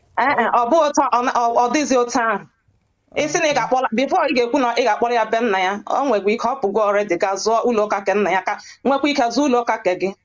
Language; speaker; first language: Igbo; early bilingual, heritage; Igbo